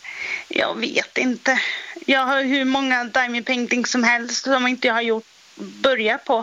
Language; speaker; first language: Swedish; non-native, local second language; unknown